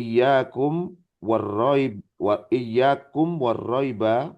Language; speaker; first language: Arabic; non-native, learner; Indonesian